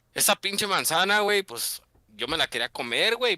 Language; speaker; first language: Spanish; early bilingual, heritage; Spanish